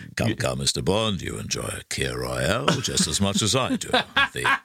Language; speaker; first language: English; native; English